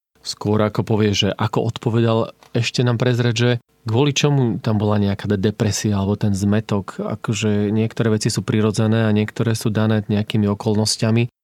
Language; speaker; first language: Slovak; native; Slovak